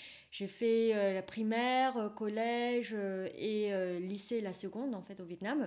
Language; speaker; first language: French; non-native, fluent; Vietnamese